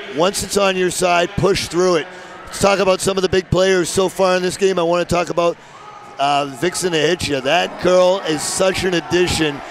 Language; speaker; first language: English; native; English